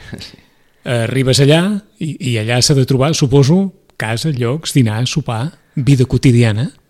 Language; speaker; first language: Catalan; native; Catalan